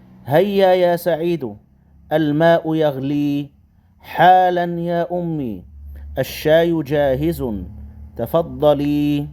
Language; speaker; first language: Arabic; non-native, fluent; Indonesian